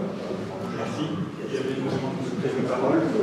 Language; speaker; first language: French; native; French